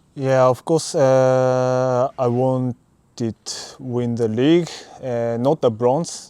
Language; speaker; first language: English; non-native, learner; Japanese